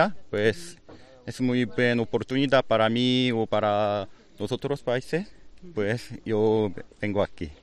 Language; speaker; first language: Spanish; non-native, learner; Korean